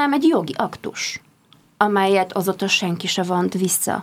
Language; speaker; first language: Hungarian; non-native, fluent; Polish